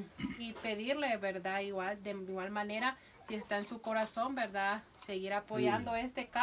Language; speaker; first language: Spanish; native; Spanish